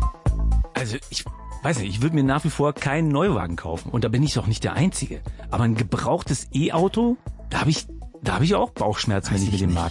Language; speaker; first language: German; native; German